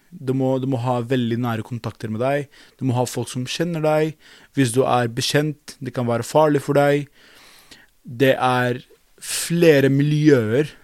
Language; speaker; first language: Norwegian; non-native, fluent; Arabic